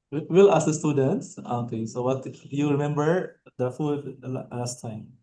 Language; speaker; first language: English; non-native, local second language; Cebuano